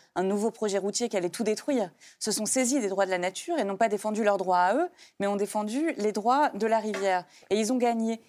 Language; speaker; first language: French; native; French